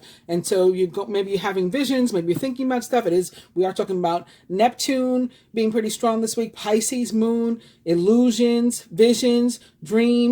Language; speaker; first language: English; native; English